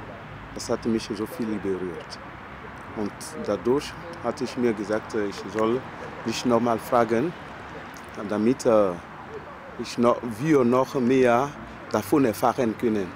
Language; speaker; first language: German; non-native, learner; French